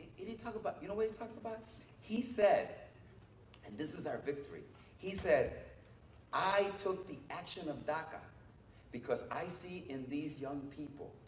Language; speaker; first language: English; early bilingual, other home language; Spanish